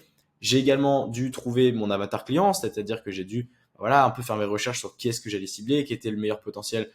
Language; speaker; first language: French; native; French